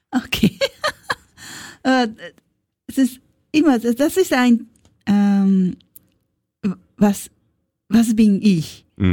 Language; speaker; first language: German; non-native, learner; Japanese